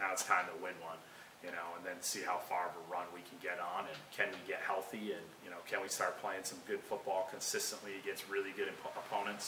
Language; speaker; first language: English; native; English